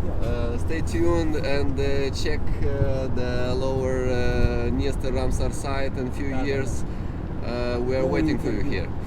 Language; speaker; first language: English; non-native, fluent; Romanian